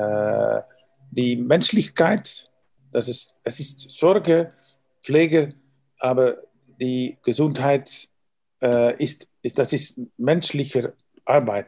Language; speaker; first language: German; non-native, learner; Dutch